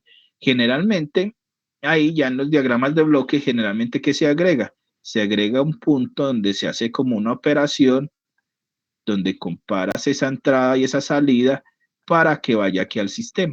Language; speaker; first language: Spanish; native; Spanish